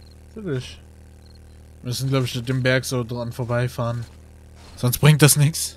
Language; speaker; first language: German; native; German